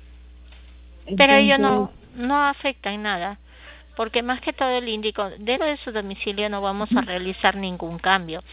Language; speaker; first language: Spanish; native; Spanish